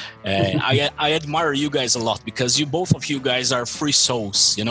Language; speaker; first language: English; non-native, fluent; Portuguese